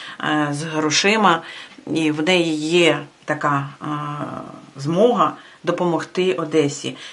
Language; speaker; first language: Ukrainian; native; Ukrainian